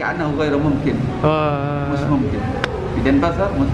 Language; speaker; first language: Arabic; early bilingual, heritage; Indonesian